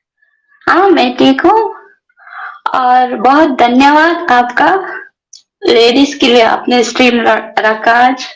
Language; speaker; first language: Hindi; non-native, local second language; Kannada